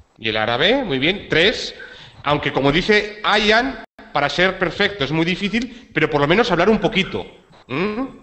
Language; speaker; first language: Spanish; native; Spanish